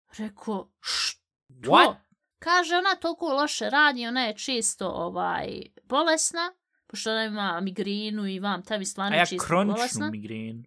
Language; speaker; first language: Bosnian; early bilingual, heritage; Bosnian